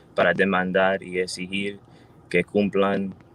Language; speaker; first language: Spanish; early bilingual, heritage; Spanish